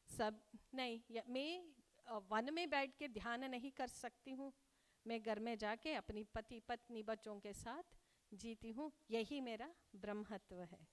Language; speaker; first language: Hindi; non-native, local second language; Kannada